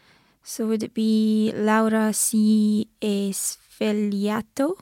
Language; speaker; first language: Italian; non-native, learner; English